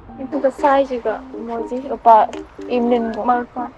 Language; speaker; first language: Korean; non-native, learner; Khmer